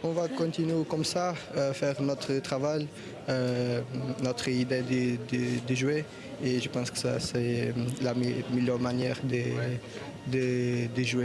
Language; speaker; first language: French; non-native, learner; Portuguese